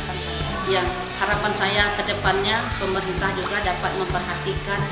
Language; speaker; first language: Indonesian; native; Indonesian